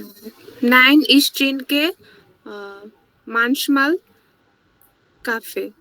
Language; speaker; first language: German; non-native, learner; Bangla